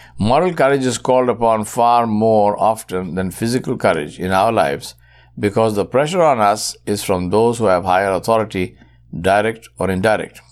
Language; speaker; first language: English; non-native, local second language; Urdu